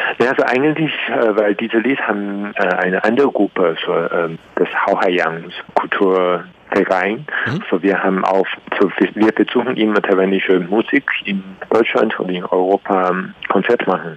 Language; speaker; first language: German; non-native, learner; Chinese